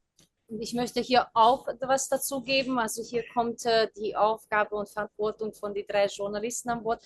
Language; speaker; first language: German; non-native, fluent; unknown